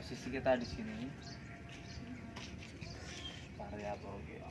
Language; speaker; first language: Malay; non-native, local second language; Javanese